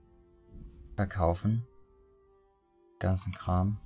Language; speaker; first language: German; native; German